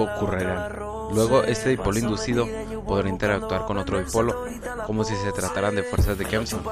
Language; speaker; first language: Spanish; native; Spanish